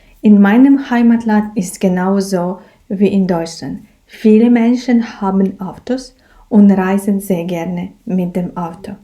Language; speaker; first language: German; non-native, fluent; Ukrainian